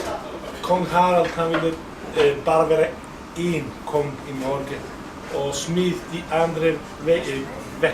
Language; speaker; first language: Danish; non-native, fluent; Icelandic